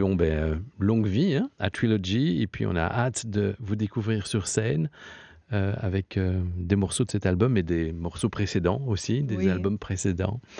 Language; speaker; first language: French; native; French